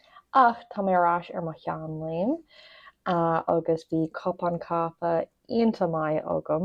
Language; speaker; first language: Irish; non-native, local second language; English